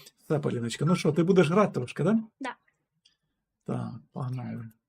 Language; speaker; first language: Ukrainian; native; Ukrainian